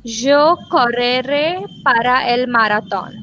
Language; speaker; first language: Spanish; non-native, learner; English